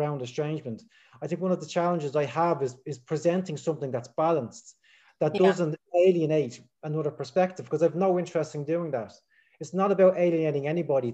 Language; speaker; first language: English; native; English